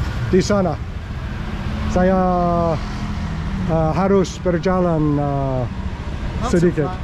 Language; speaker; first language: Indonesian; non-native, learner; English